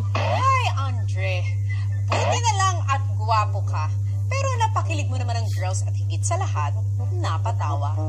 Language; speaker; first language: Filipino; native; Filipino